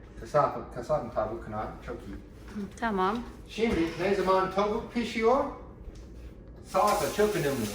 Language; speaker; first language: Turkish; non-native, learner; English